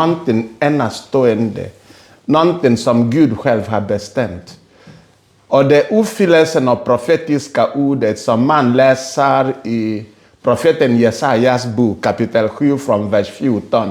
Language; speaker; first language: Swedish; non-native, fluent; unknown